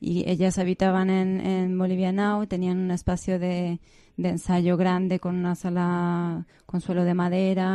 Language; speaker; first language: Spanish; native; Spanish